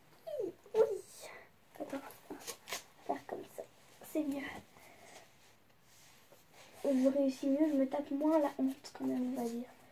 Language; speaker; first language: French; native; French